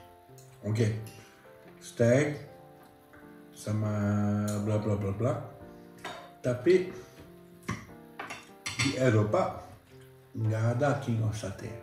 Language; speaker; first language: Indonesian; non-native, learner; French